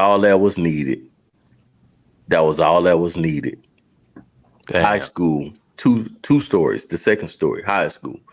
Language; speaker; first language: English; native; English